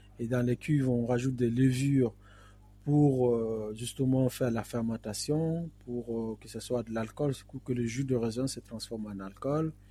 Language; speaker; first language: French; non-native, local second language; Fula